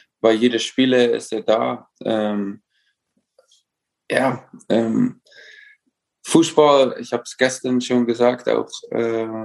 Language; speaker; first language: German; non-native, fluent; Dutch